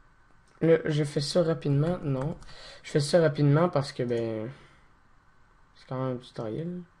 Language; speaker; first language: French; native; French